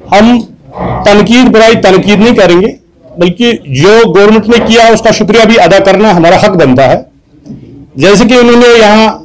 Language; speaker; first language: Urdu; non-native, local second language; Kashmiri